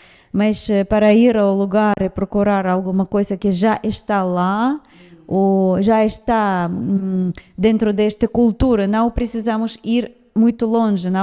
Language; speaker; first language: Portuguese; non-native, fluent; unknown